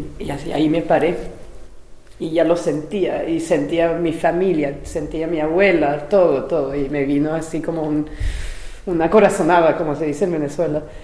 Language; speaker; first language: Spanish; non-native, local second language; French